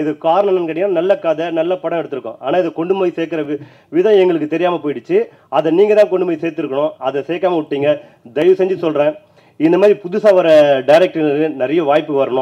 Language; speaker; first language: Tamil; native; Tamil